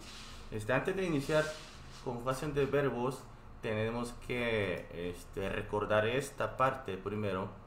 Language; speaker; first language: Spanish; non-native, fluent; Korean